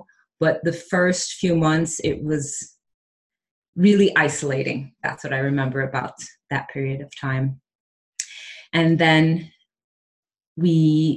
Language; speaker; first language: English; early bilingual, other home language; Portuguese